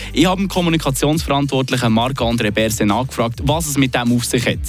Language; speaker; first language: German; native; German